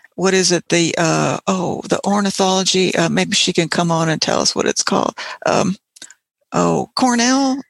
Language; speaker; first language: English; native; English